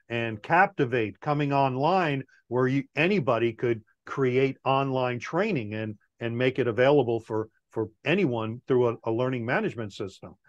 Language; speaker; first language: English; native; English